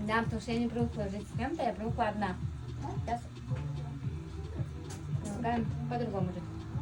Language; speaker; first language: Russian; non-native, local second language; Bashkir